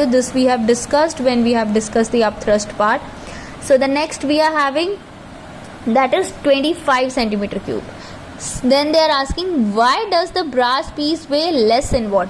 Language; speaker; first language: English; non-native, local second language; Hindi